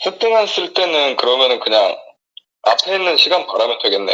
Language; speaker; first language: Korean; non-native, learner; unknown